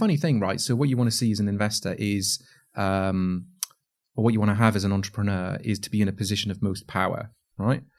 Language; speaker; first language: English; native; English